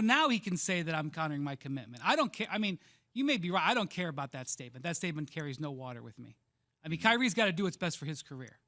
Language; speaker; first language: English; native; English